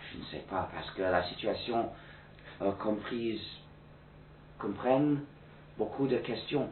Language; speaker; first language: French; non-native, fluent; English